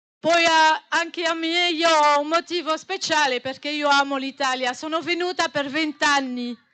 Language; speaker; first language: Italian; non-native, fluent; French